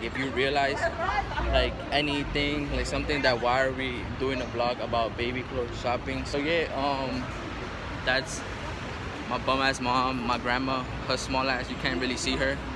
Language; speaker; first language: English; early bilingual, other home language; Spanish